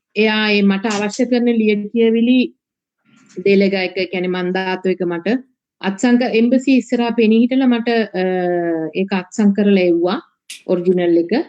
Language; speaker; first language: Sinhala; native; Sinhala